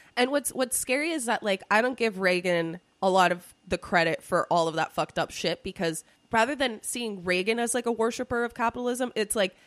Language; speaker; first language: English; early bilingual, other home language; Spanish